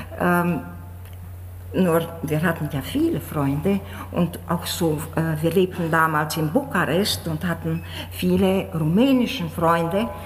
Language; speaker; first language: German; native; German